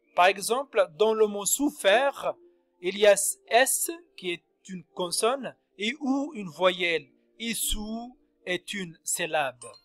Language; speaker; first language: French; non-native, local second language; Arabic